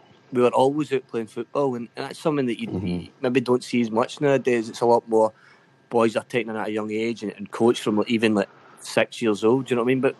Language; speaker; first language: English; native; English